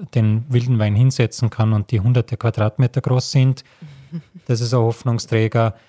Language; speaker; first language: German; native; German